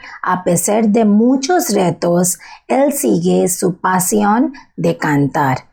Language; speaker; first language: Spanish; non-native, learner; Bangla